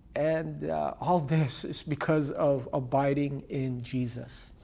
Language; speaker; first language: English; early bilingual, other home language; Filipino